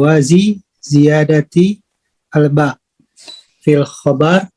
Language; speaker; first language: Arabic; non-native, learner; Indonesian